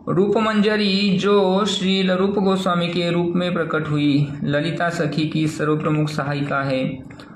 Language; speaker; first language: Hindi; non-native, local second language; Marathi